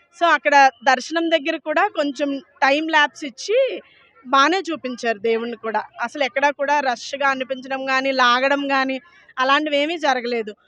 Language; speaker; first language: Telugu; native; Telugu